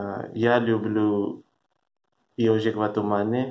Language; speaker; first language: Russian; non-native, learner; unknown